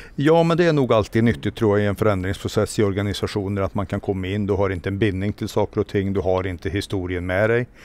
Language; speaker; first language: Swedish; native; Swedish